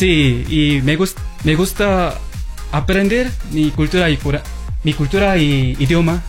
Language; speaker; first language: Spanish; non-native, learner; Korean